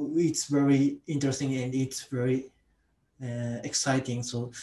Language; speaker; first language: English; non-native, learner; Japanese